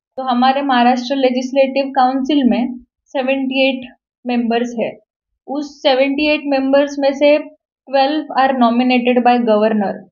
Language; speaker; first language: Hindi; non-native, local second language; Marathi